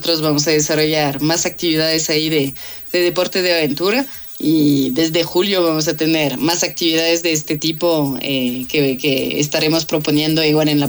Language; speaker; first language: Spanish; non-native, fluent; French